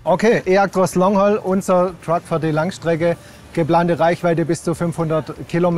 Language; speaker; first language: German; native; German